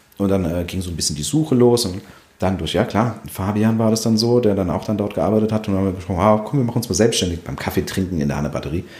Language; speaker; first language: German; early bilingual, other home language; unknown